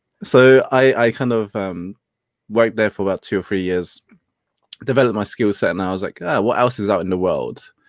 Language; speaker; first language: English; native; English